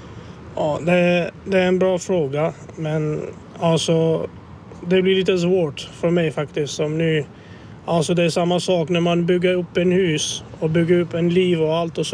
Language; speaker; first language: Swedish; non-native, fluent; Albanian